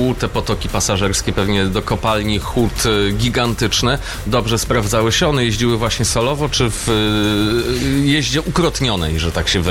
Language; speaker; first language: Polish; native; Polish